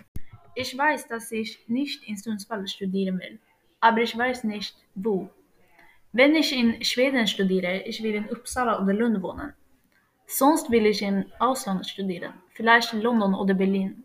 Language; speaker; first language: German; non-native, learner; Swedish